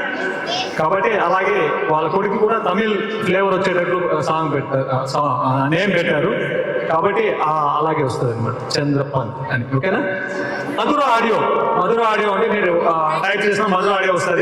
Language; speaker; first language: Telugu; native; Telugu